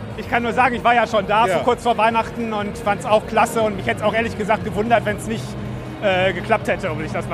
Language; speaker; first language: German; native; German